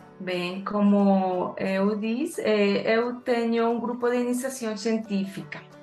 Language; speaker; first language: Portuguese; non-native, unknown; Spanish